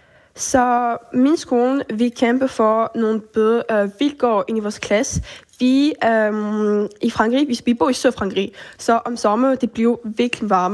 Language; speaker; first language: Danish; early bilingual, heritage; French